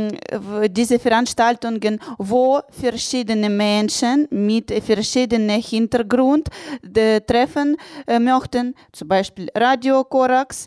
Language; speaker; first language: German; non-native, learner; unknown